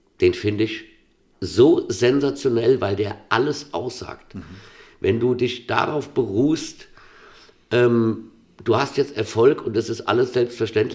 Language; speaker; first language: German; native; German